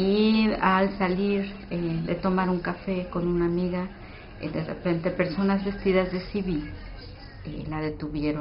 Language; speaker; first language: Spanish; native; Spanish